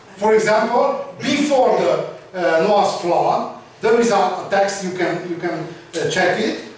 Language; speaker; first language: English; non-native, learner; Hungarian